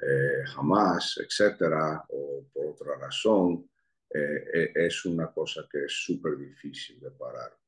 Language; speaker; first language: Spanish; early bilingual, heritage; Spanish